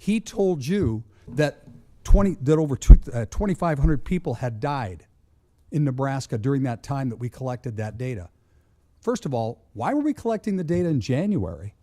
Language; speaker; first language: English; native; English